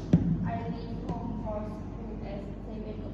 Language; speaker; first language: English; non-native, learner; Lao